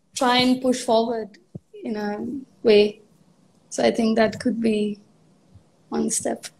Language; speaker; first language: English; non-native, local second language; Hindi